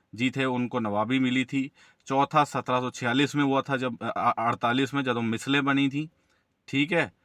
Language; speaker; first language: Hindi; non-native, local second language; Punjabi